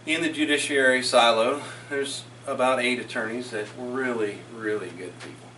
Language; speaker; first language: English; native; English